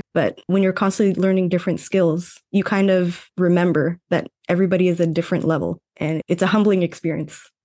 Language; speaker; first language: English; non-native, fluent; Filipino